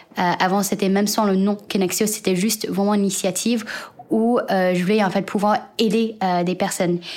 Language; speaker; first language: French; non-native, fluent; Chinese